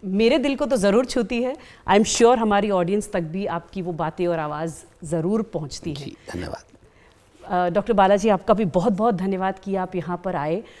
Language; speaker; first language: Hindi; native; Hindi